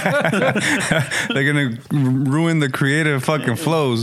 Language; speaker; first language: English; early bilingual, other home language; Spanish